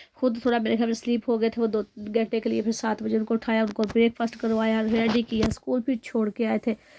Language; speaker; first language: Urdu; non-native, local second language; Punjabi